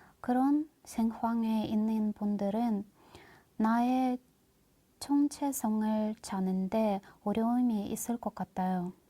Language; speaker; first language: Korean; non-native, learner; Russian